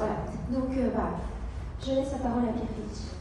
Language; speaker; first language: French; native; French